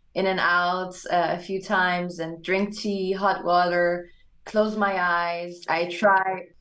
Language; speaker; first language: English; non-native, fluent; German